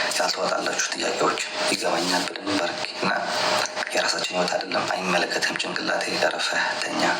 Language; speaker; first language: Amharic; non-native, local second language; Tigrinya